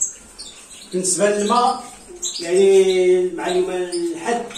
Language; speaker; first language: Arabic; native; Arabic